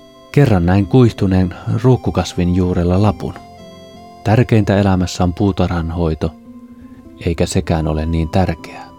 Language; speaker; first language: Finnish; native; Finnish